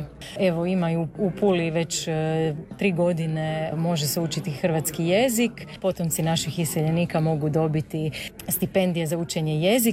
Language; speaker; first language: Serbian; native; Serbian